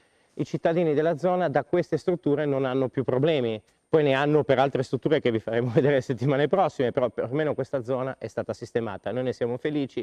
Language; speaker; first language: Italian; native; Italian